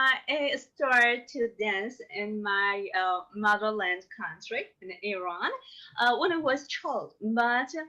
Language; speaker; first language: English; non-native, learner; Persian